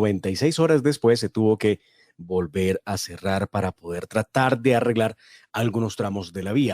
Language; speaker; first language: Spanish; native; Spanish